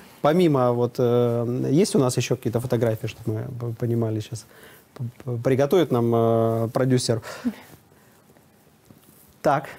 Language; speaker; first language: Russian; native; Russian